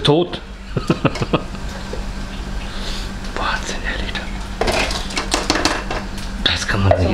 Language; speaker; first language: German; native; German